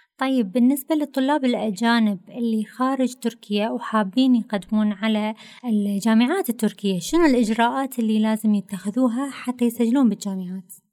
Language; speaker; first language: Arabic; native; Arabic